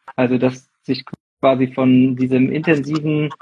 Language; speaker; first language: German; non-native, fluent; Czech